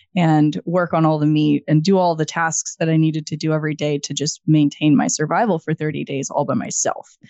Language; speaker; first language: English; native; English